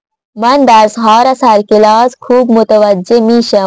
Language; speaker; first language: Persian; non-native, fluent; Urdu